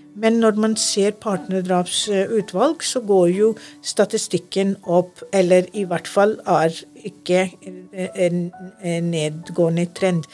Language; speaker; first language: Norwegian; non-native, fluent; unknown